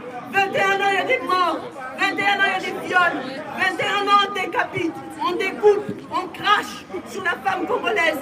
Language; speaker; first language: French; non-native, local second language; Lingala